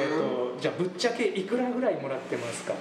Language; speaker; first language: Japanese; native; Japanese